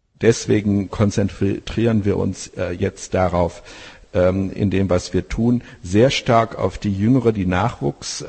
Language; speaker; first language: German; native; German